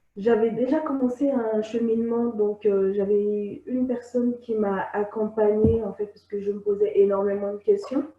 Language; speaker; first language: French; non-native, local second language; Sango